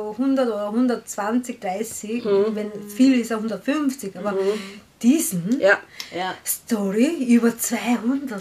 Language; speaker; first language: German; non-native, learner; Korean